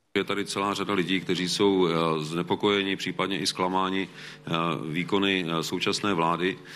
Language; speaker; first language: Czech; native; Czech